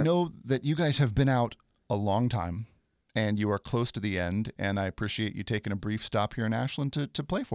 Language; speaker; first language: English; native; English